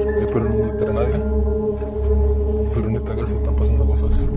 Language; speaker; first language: Spanish; native; Spanish